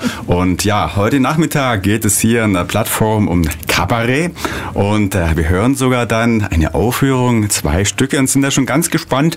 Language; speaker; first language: German; native; German